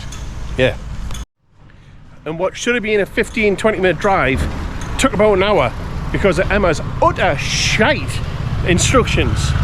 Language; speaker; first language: English; native; English